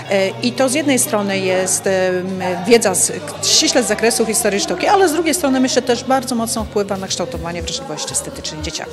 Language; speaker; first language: Polish; native; Polish